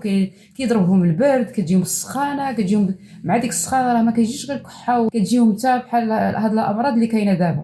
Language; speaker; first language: Arabic; native; Arabic